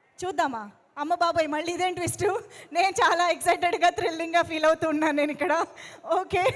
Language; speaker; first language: Telugu; non-native, local second language; Malayalam